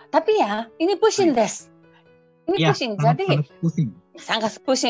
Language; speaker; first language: Indonesian; non-native, learner; Japanese